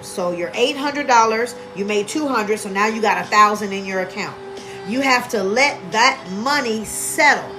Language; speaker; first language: English; native; English